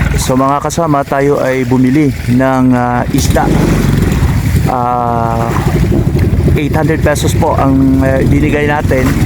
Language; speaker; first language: Filipino; non-native, local second language; Cebuano